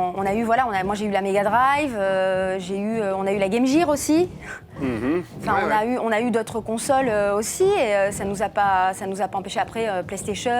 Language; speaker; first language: French; native; French